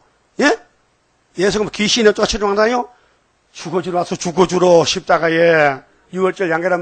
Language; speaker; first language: Korean; native; Korean